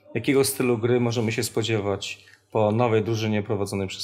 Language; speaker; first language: Polish; native; Polish